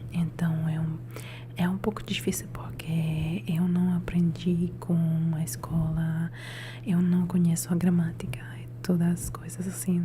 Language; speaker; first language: Portuguese; non-native, learner; Italian